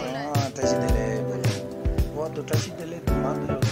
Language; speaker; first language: Hindi; non-native, learner; Tibetan